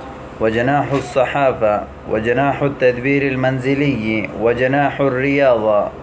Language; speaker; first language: Arabic; non-native, fluent; Urdu